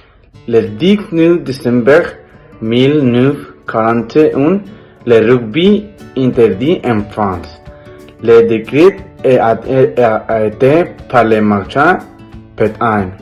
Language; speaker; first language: French; non-native, learner; Spanish